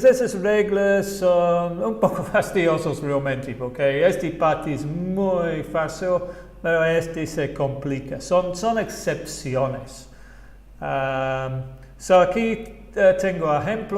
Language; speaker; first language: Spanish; non-native, fluent; English